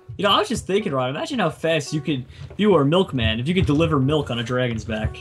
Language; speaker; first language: English; native; English